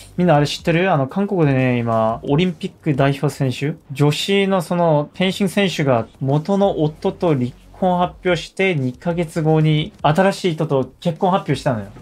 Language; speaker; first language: Japanese; non-native, fluent; Korean